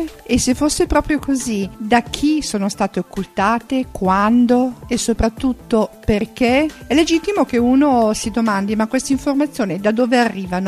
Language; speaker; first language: Italian; native; Italian